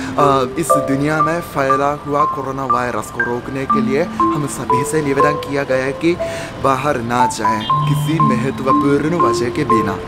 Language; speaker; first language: Hindi; non-native, fluent; Japanese